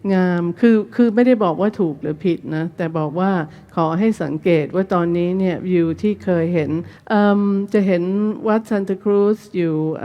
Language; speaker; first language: Thai; non-native, fluent; English